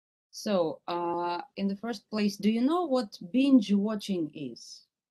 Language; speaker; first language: English; non-native, fluent; Russian